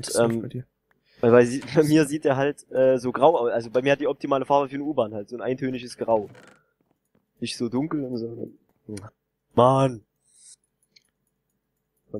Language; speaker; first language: German; native; German